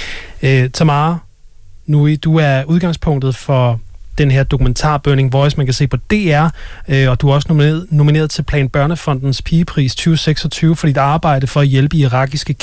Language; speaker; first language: Danish; native; Danish